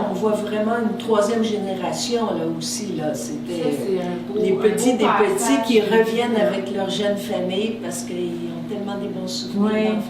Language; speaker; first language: French; native; French